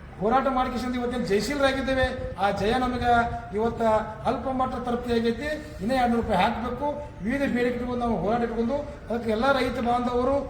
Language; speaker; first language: Kannada; native; Kannada